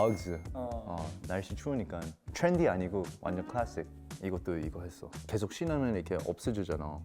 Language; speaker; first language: Korean; early bilingual, heritage; English